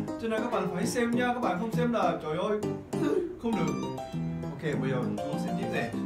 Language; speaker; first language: Vietnamese; non-native, fluent; Korean